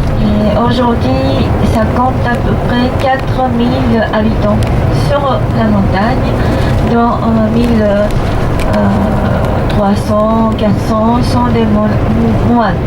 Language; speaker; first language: French; non-native, fluent; Japanese